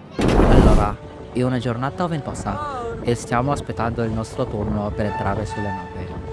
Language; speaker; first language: Italian; non-native, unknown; Filipino